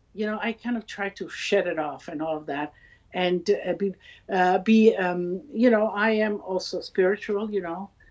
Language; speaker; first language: English; non-native, fluent; Italian